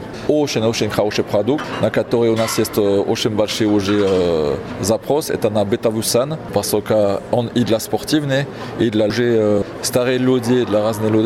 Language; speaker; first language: Russian; non-native, fluent; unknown